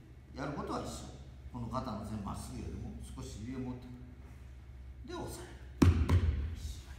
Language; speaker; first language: Japanese; native; Japanese